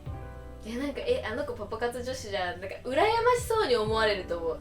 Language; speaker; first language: Japanese; native; Japanese